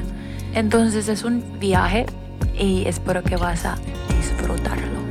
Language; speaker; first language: Spanish; non-native, fluent; Finnish